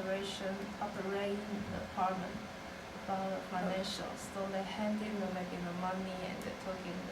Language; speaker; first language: English; non-native, learner; Chinese